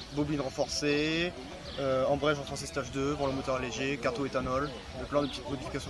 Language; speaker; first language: French; native; French